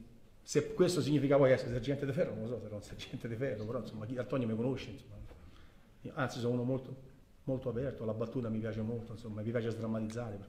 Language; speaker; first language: Italian; native; Italian